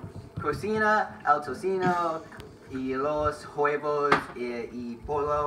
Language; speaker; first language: Spanish; non-native, learner; English